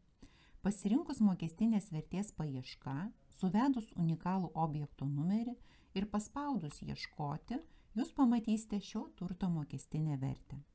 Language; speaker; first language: Lithuanian; native; Lithuanian